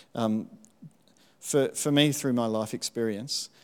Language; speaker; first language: English; native; English